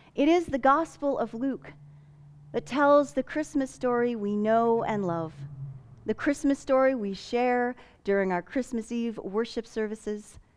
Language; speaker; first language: English; native; English